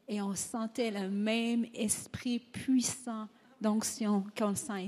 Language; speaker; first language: French; native; French